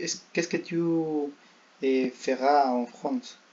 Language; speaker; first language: French; non-native, learner; Spanish